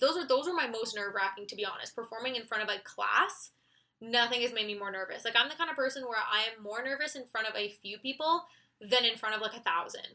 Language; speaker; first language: English; native; English